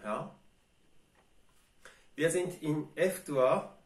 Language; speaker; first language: German; non-native, fluent; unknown